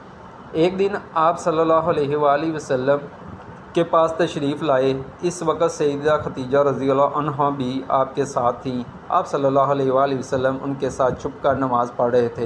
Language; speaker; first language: Urdu; native; Urdu